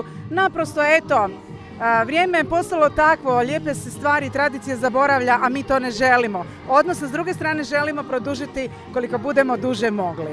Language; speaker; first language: Croatian; native; Croatian